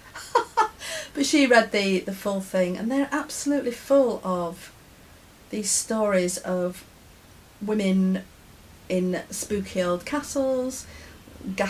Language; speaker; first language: English; native; English